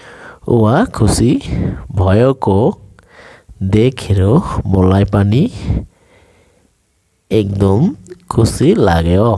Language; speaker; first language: Nepali; non-native, local second language; Bangla